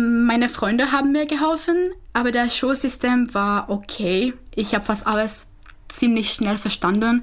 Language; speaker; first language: German; non-native, fluent; Czech